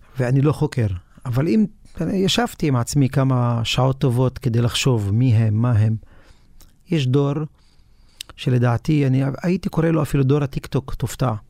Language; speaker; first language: Hebrew; non-native, local second language; Arabic